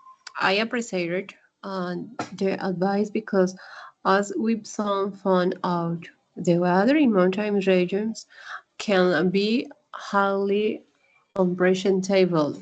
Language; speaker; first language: English; non-native, learner; Spanish